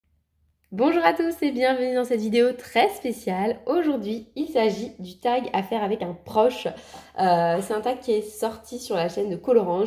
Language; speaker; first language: French; native; French